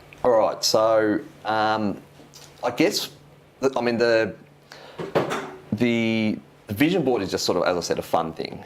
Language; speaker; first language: English; native; English